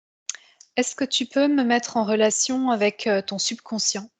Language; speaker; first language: French; native; French